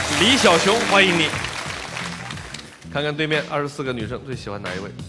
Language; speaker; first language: Chinese; native; Chinese